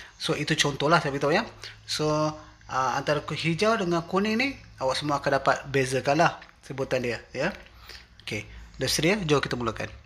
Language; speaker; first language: Malay; native; Malay